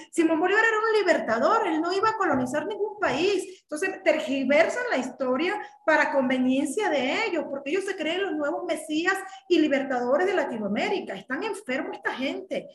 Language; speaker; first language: Spanish; native; Spanish